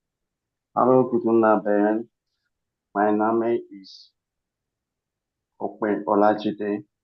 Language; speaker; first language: German; non-native, learner; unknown